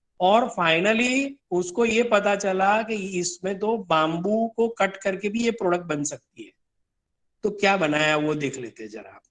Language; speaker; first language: Hindi; non-native, local second language; Gujarati